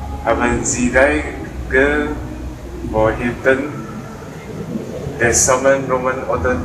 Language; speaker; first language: German; non-native, learner; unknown